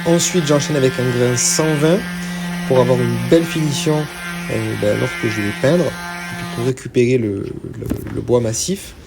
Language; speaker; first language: French; native; French